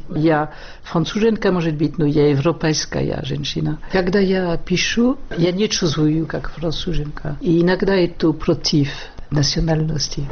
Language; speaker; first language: Russian; non-native, fluent; French